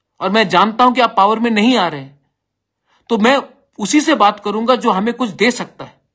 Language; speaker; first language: Hindi; non-native, local second language; Bangla